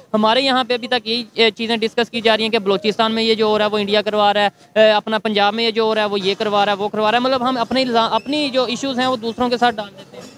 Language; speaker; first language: Urdu; non-native, local second language; Punjabi